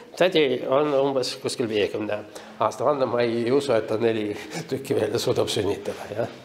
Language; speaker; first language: Estonian; non-native, local second language; Russian